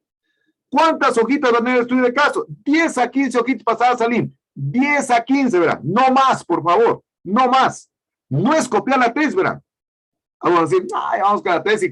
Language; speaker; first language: Spanish; native; Spanish